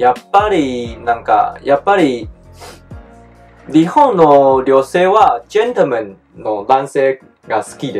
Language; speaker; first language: Japanese; non-native, learner; Chinese